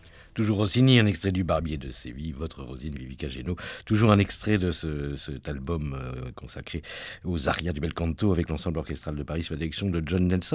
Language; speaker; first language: French; native; French